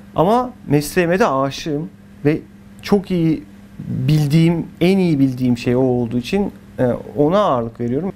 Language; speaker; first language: Turkish; early bilingual, heritage; Turkish